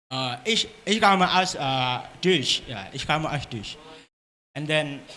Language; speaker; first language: German; non-native, learner; Indonesian